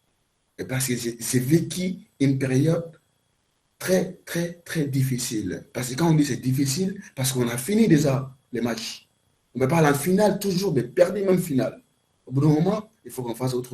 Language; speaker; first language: French; non-native, learner; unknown